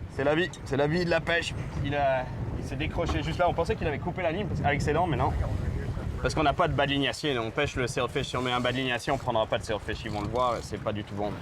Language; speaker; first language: French; native; French